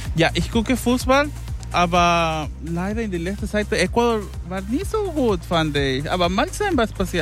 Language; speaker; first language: German; non-native, fluent; Spanish